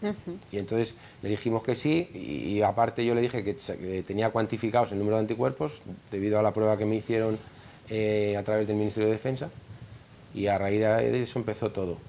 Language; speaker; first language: Spanish; native; Spanish